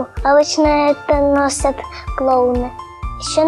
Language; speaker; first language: Russian; native; Russian